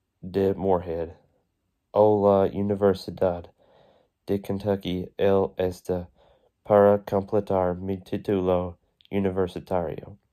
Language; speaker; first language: Spanish; non-native, learner; English